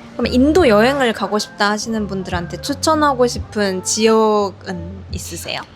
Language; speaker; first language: Korean; native; Korean